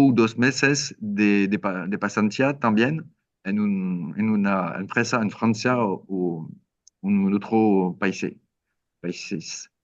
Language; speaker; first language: Spanish; non-native, learner; French